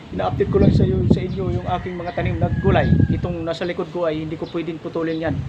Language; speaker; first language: Filipino; non-native, local second language; Cebuano